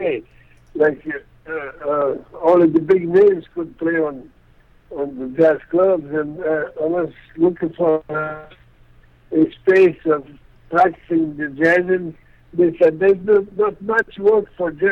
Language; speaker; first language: English; non-native, fluent; Portuguese